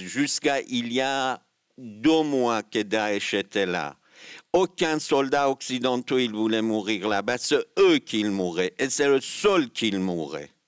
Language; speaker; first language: French; non-native, fluent; Kurdish